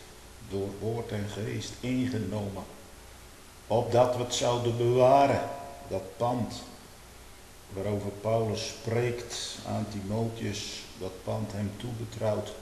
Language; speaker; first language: Dutch; native; Dutch